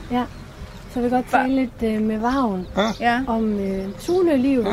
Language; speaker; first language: Danish; native; Danish